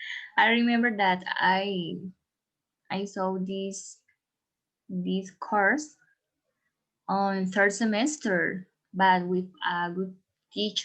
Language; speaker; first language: English; non-native, learner; Spanish